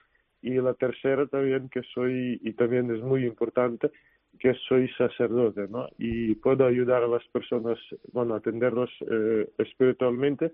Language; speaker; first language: Spanish; non-native, fluent; Ukrainian